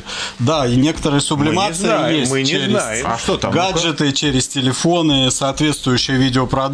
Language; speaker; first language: Russian; native; Russian